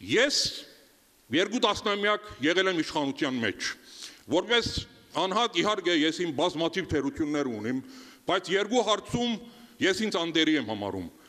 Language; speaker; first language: Armenian; early bilingual, heritage; Armenian